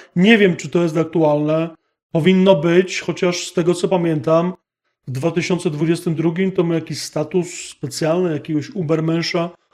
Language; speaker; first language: Polish; native; Polish